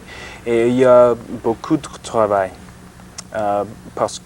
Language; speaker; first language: French; non-native, learner; English